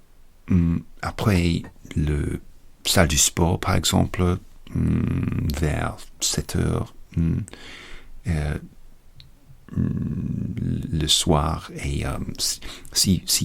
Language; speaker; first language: French; non-native, learner; English